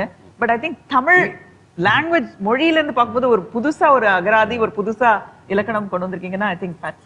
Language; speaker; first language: Tamil; native; Tamil